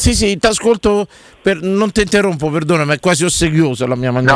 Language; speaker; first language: Italian; native; Italian